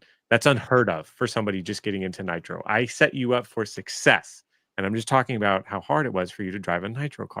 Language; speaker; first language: English; native; English